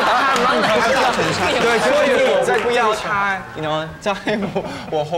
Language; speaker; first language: Chinese; non-native, learner; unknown